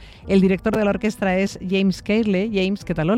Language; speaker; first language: Spanish; native; Spanish